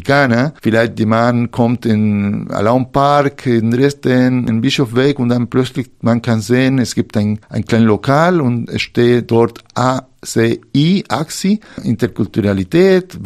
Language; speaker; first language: German; non-native, fluent; Spanish